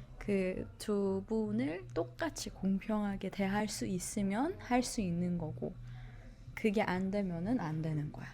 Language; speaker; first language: Korean; non-native, fluent; Persian